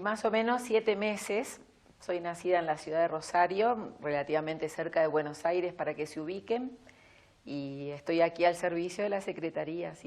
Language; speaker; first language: Spanish; native; Spanish